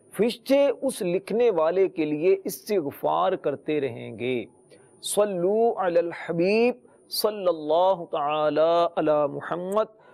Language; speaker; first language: Urdu; native; Urdu